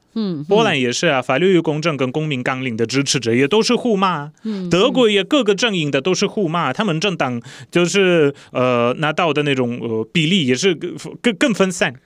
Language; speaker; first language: Chinese; non-native, fluent; Polish